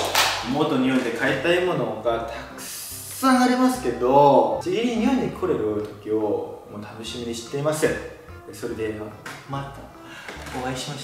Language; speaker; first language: Japanese; non-native, learner; Korean